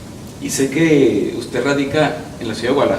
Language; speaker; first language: Spanish; native; Spanish